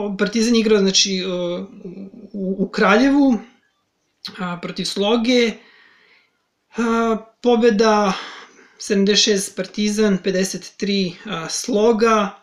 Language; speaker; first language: Serbian; native; Serbian